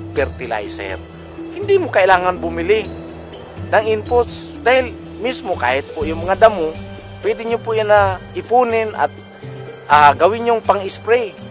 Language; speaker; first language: Filipino; non-native, local second language; Bikol